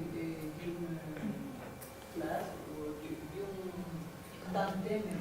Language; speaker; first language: French; non-native, fluent; Spanish